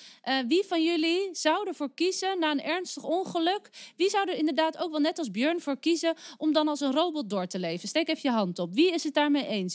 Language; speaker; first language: Dutch; native; Dutch